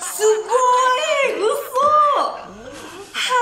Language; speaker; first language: Japanese; non-native, learner; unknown